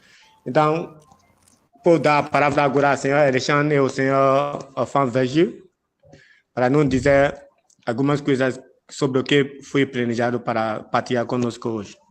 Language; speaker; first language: Portuguese; non-native, fluent; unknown